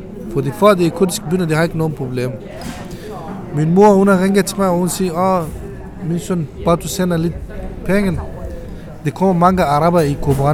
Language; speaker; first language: Danish; non-native, learner; Kurdish